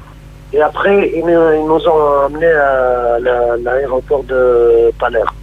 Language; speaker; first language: French; non-native, local second language; Arabic